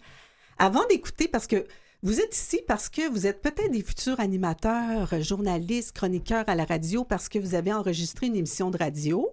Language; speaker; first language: French; native; French